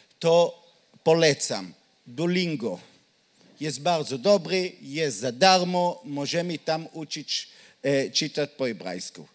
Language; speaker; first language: Polish; non-native, learner; Hebrew